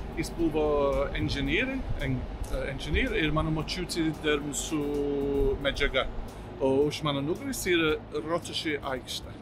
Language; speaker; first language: Lithuanian; non-native, learner; English